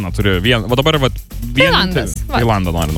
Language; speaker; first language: Lithuanian; native; Lithuanian